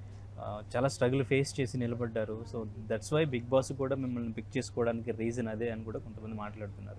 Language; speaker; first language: Telugu; native; Telugu